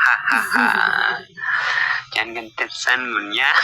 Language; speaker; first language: Indonesian; non-native, learner; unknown